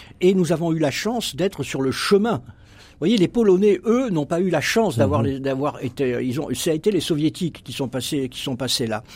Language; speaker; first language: French; native; French